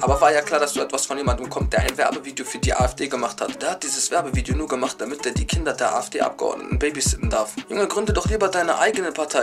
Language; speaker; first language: German; native; German